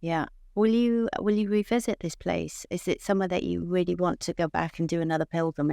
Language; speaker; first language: English; native; English